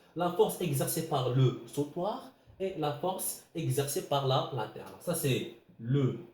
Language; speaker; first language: French; non-native, local second language; Arabic